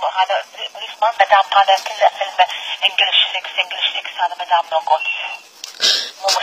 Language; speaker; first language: Arabic; non-native, learner; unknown